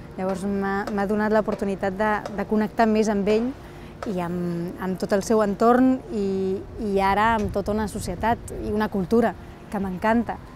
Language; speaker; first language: Catalan; non-native, local second language; Spanish